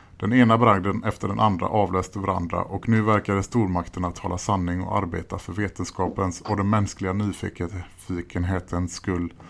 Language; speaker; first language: Swedish; native; Swedish